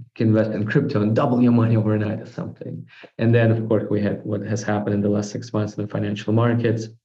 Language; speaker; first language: English; non-native, fluent; Russian